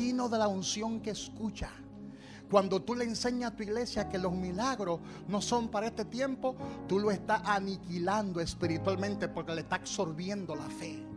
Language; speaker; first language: Spanish; native; Spanish